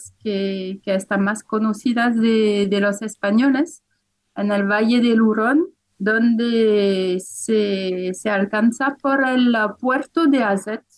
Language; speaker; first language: Spanish; non-native, fluent; French